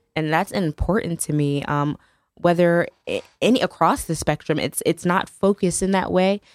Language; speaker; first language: English; native; English